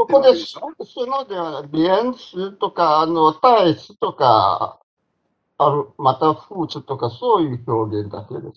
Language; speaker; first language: Japanese; non-native, fluent; Chinese